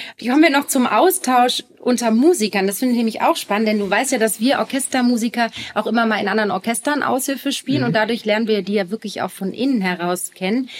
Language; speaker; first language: German; native; German